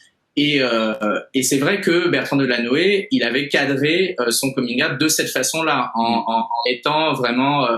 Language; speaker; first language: French; native; French